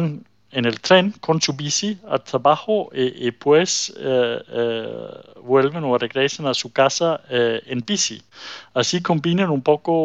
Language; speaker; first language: Spanish; non-native, fluent; Danish